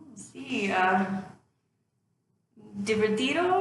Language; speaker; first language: Spanish; non-native, learner; English